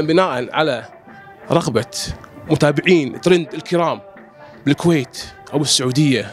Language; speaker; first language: Arabic; native; Arabic